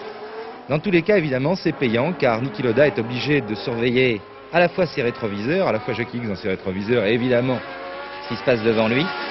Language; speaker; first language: French; native; French